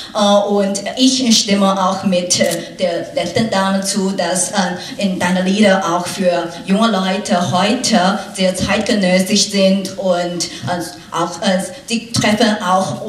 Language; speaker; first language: German; non-native, fluent; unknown